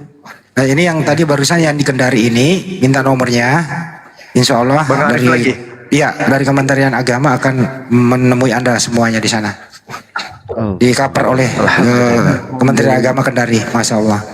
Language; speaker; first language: Indonesian; native; Indonesian